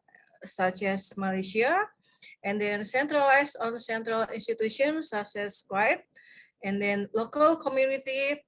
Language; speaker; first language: English; non-native, fluent; Indonesian